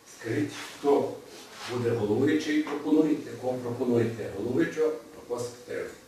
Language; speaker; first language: Ukrainian; native; Ukrainian